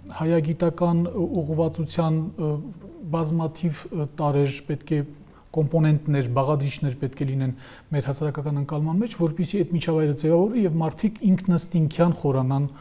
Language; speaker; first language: Armenian; native; Armenian